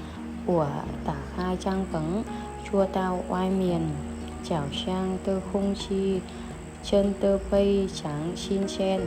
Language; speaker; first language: Chinese; non-native, learner; Vietnamese